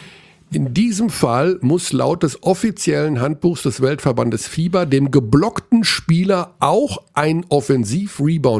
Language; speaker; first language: German; native; German